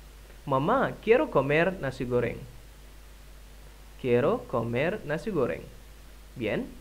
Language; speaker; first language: Spanish; non-native, fluent; Indonesian